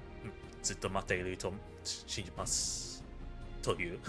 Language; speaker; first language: Japanese; non-native, learner; English